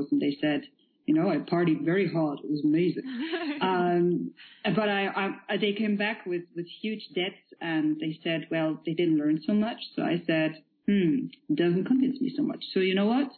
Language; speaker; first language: English; non-native, fluent; Polish